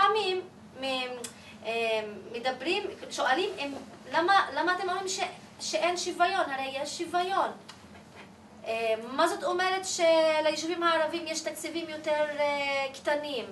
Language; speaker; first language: Hebrew; non-native, local second language; Arabic